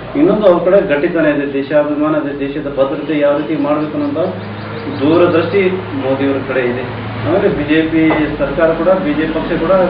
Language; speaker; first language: Kannada; non-native, local second language; Lambadi